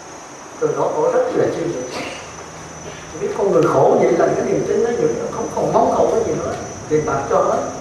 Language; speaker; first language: Vietnamese; native; Vietnamese